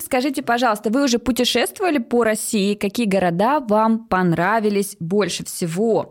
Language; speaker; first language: Russian; native; Russian